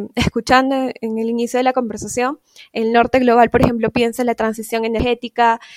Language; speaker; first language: Spanish; native; Spanish